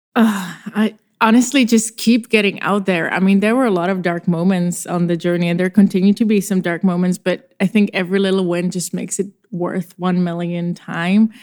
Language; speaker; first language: English; non-native, fluent; Czech